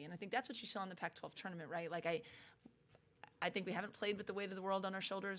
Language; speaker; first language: English; native; English